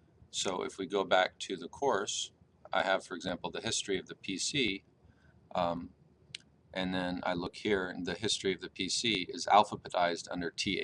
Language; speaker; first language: English; native; English